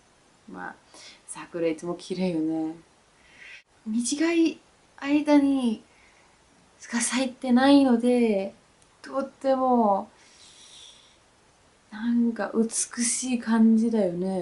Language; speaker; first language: Japanese; non-native, learner; Danish